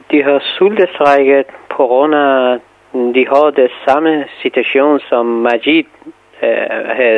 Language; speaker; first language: Danish; non-native, fluent; Persian